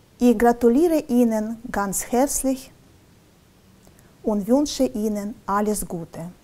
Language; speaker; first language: German; non-native, learner; Russian